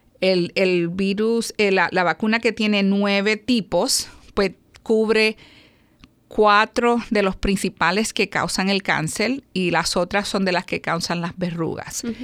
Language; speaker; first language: Spanish; native; Spanish